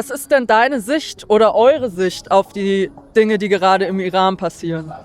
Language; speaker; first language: German; native; German